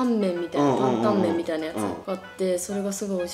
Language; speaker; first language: Japanese; native; Japanese